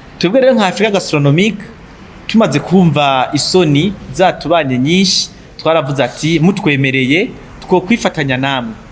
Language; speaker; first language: Rundi; native; Rundi